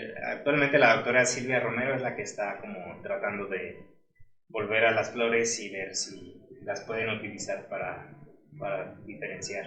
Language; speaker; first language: Spanish; native; Spanish